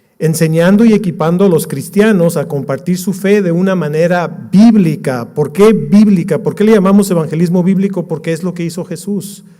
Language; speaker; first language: Spanish; native; Spanish